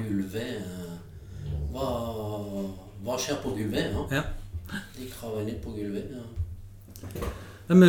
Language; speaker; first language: Norwegian; non-native, fluent; French